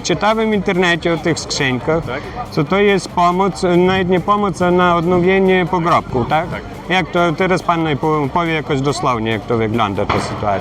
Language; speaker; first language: Polish; non-native, learner; Ukrainian